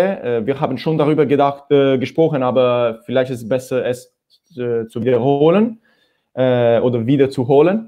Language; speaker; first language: German; non-native, fluent; Italian